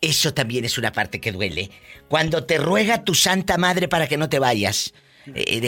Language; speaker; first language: Spanish; native; Spanish